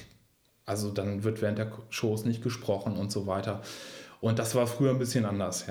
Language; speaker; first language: German; native; German